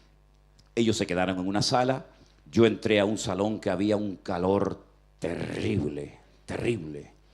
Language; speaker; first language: Spanish; native; Spanish